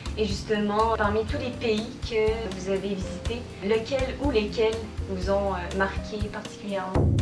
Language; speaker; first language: French; native; French